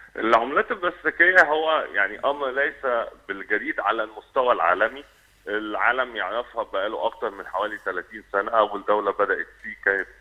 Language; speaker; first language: Arabic; native; Arabic